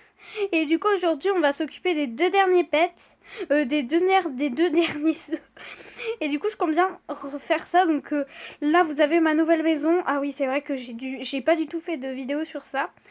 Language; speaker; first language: French; native; French